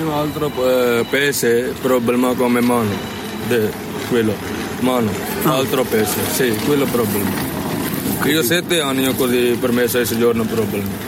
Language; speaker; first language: Italian; non-native, learner; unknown